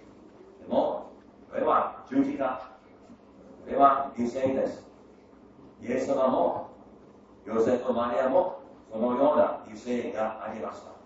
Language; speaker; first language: Japanese; non-native, fluent; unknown